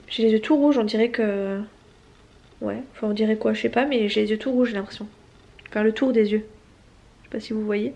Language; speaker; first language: French; native; French